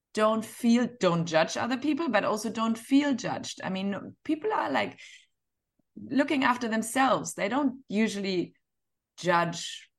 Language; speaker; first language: English; non-native, fluent; German